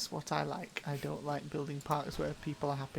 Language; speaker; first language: English; native; English